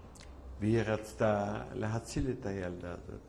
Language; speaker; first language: Hebrew; non-native, fluent; Yiddish